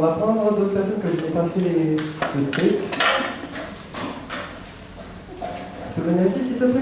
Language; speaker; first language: French; native; French